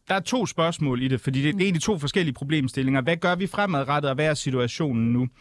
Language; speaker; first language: Danish; native; Danish